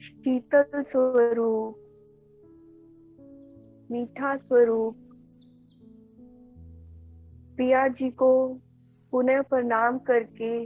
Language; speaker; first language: Hindi; native; Hindi